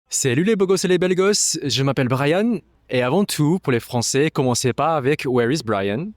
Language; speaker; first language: French; non-native, fluent; English